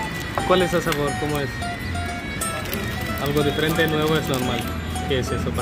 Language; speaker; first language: Spanish; non-native, learner; Hindi